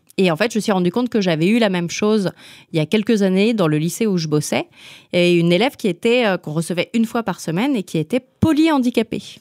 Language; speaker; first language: French; native; French